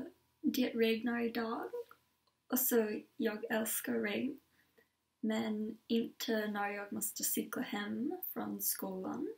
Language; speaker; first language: Swedish; non-native, learner; English